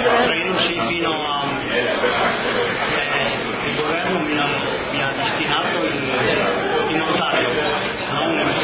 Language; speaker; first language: Italian; non-native, local second language; Friulian